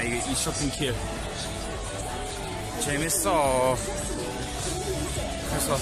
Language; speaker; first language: Korean; non-native, fluent; English